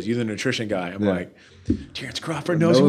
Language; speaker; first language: English; native; English